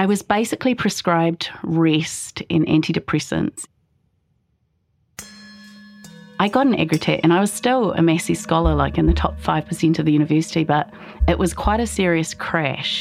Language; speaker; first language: English; native; English